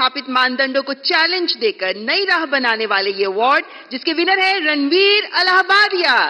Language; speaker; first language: Hindi; native; Hindi